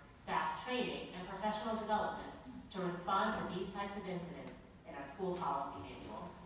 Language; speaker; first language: English; native; English